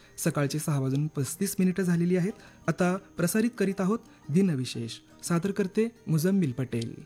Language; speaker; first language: Marathi; native; Marathi